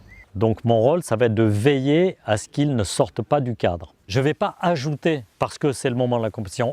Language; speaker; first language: French; native; French